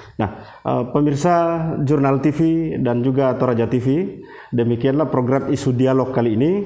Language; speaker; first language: Indonesian; native; Indonesian